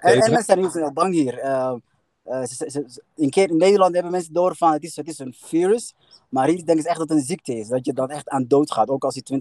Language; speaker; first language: Dutch; early bilingual, other home language; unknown